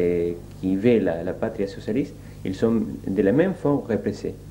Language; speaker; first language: French; non-native, learner; Spanish